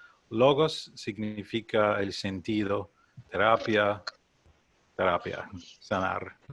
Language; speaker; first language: Spanish; non-native, learner; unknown